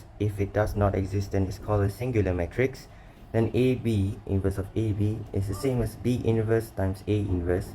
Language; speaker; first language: English; non-native, local second language; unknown